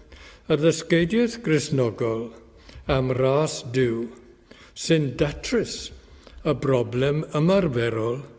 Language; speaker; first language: Welsh; native; Welsh